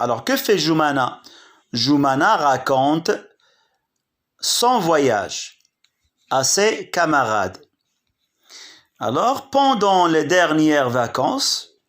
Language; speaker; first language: French; non-native, local second language; Arabic